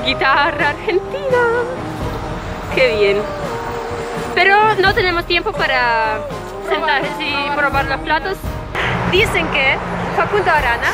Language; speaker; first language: Spanish; non-native, fluent; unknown